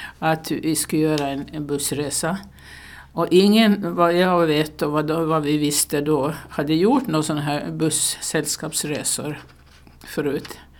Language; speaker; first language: Swedish; native; Swedish